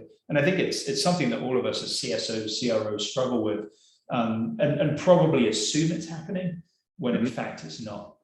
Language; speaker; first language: English; native; English